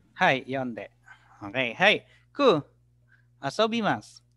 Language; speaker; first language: Japanese; non-native, fluent; Filipino